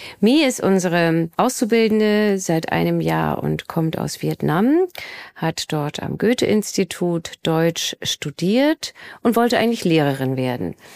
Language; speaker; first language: German; native; German